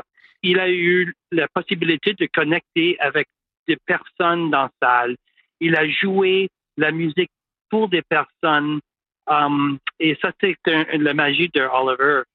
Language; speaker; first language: French; non-native, local second language; English